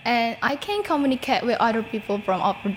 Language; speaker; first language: English; non-native, learner; Indonesian